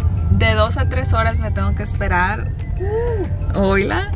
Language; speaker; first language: Spanish; early bilingual, other home language; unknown